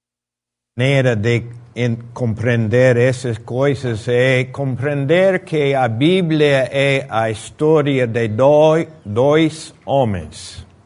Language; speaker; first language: Portuguese; non-native, fluent; Spanish